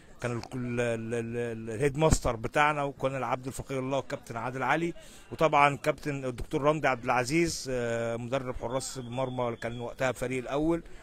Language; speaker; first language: Egyptian Arabic; native; Egyptian Arabic